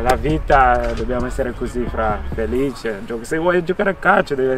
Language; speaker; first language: Italian; non-native, learner; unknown